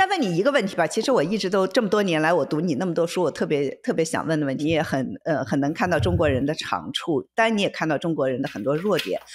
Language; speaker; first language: Chinese; native; Chinese